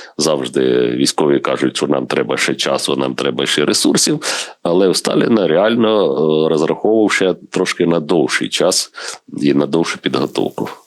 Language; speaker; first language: Ukrainian; non-native, local second language; Russian